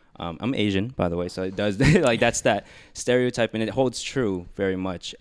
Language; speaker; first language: English; early bilingual, other home language; Filipino